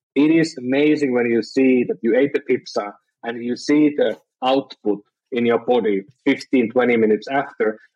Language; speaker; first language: English; non-native, fluent; Finnish